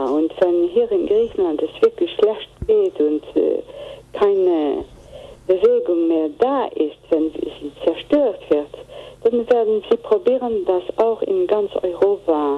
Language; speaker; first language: German; non-native, fluent; Greek